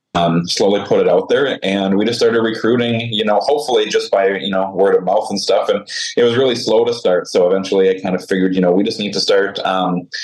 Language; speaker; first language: English; native; English